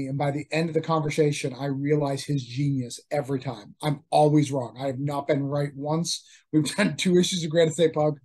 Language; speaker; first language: English; native; English